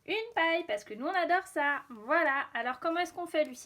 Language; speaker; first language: French; native; French